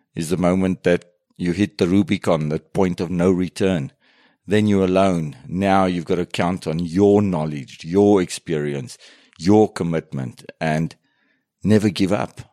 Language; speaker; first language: English; non-native, fluent; French